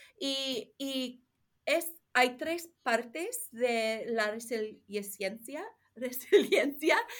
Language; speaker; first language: Spanish; non-native, learner; English